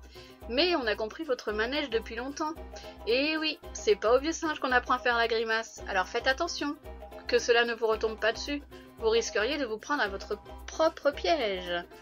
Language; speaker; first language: French; native; French